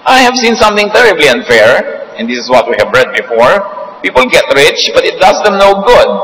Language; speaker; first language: English; non-native, local second language; Filipino